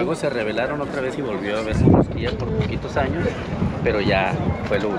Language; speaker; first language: Spanish; native; Spanish